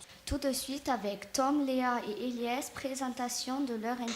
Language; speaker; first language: French; native; French